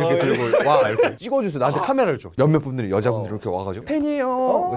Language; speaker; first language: Korean; native; Korean